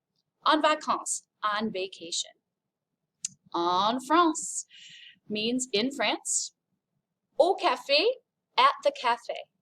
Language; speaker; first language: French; non-native, fluent; English